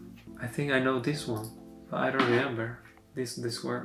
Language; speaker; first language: English; non-native, learner; Spanish